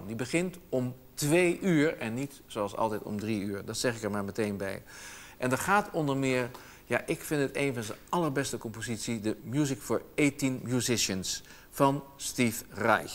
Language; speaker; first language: Dutch; native; Dutch